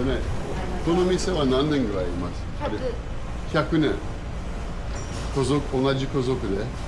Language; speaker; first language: Japanese; non-native, learner; English